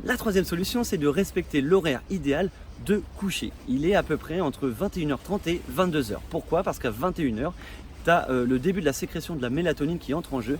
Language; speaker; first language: French; native; French